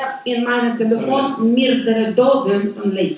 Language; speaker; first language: Dutch; non-native, learner; Ukrainian